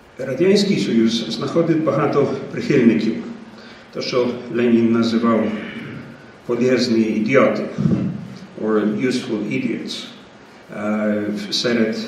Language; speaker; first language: Ukrainian; early bilingual, heritage; Ukrainian